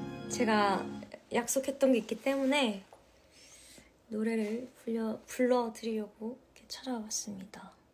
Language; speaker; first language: Korean; early bilingual, heritage; Korean